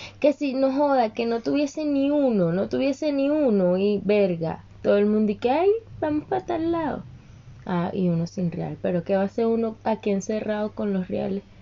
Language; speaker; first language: Spanish; native; Spanish